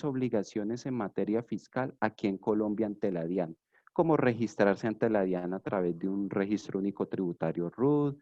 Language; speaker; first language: Spanish; native; Spanish